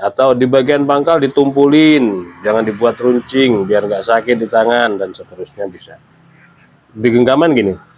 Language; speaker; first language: Indonesian; native; Indonesian